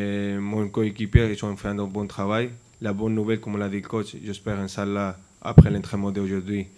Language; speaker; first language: French; non-native, fluent; Spanish